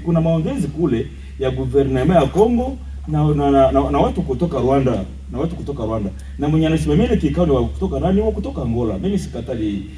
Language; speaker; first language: Swahili; native; Swahili